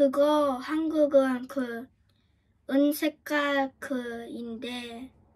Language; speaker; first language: Korean; early bilingual, heritage; Japanese